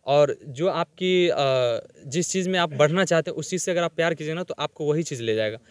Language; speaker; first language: Hindi; native; Hindi